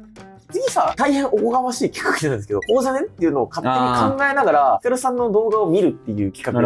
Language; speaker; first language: Japanese; native; Japanese